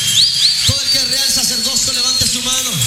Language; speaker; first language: Spanish; native; Spanish